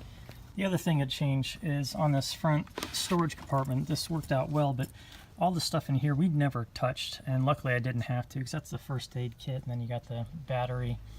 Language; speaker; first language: English; native; English